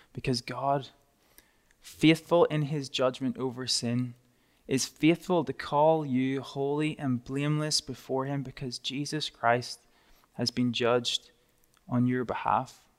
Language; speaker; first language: English; native; English